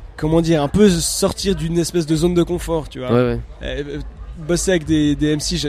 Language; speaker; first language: French; native; French